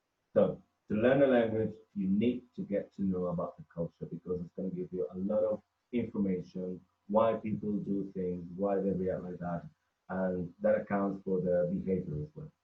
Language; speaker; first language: English; non-native, fluent; Spanish